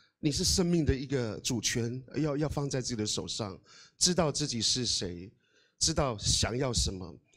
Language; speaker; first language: Chinese; non-native, local second language; Amis